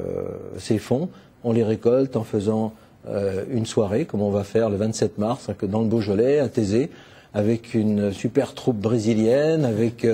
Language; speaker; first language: French; native; French